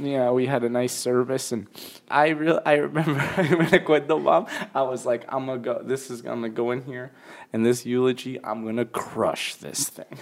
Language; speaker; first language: English; early bilingual, other home language; Spanish